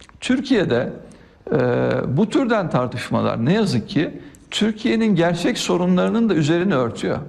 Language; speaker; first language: Turkish; native; Turkish